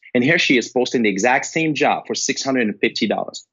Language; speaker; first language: English; non-native, fluent; Arabic